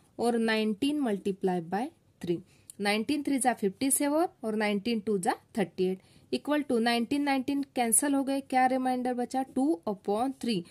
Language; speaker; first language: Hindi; non-native, local second language; Marathi